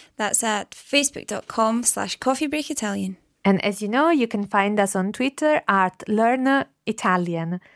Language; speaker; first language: English; non-native, fluent; Italian